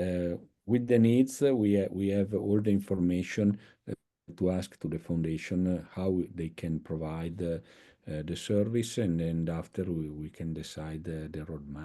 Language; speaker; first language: English; non-native, fluent; Italian